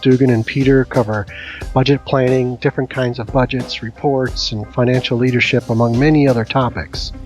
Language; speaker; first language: English; native; English